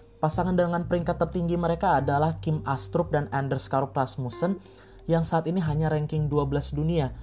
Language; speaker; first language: Indonesian; native; Indonesian